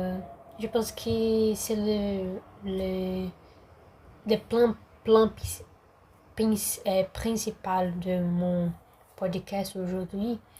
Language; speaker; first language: French; non-native, learner; Portuguese